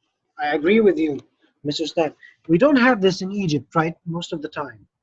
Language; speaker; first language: English; non-native, fluent; Arabic